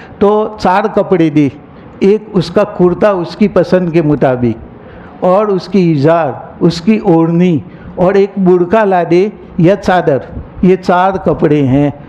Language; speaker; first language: Urdu; non-native, local second language; Gujarati